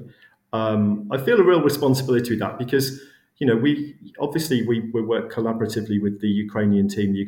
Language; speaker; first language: English; native; English